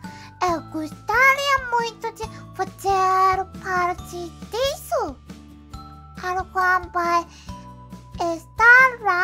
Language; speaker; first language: Portuguese; non-native, learner; Japanese